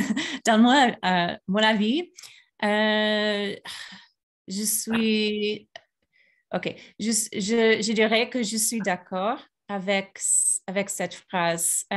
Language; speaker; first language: French; non-native, fluent; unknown